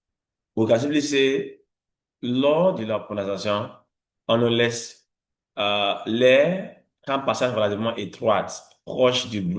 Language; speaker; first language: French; non-native, fluent; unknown